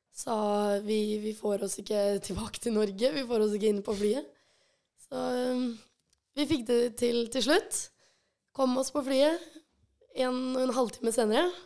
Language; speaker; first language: Norwegian; early bilingual, other home language; Albanian